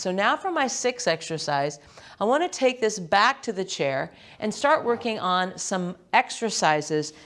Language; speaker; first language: English; native; English